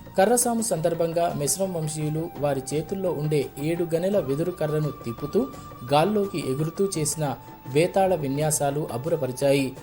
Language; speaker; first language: Telugu; native; Telugu